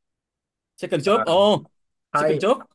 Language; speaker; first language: English; non-native, learner; Vietnamese